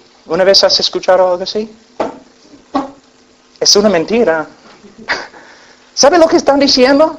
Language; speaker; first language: Spanish; non-native, fluent; English